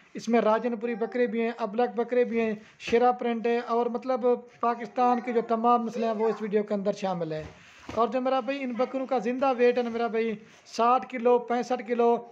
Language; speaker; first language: Urdu; non-native, local second language; Saraiki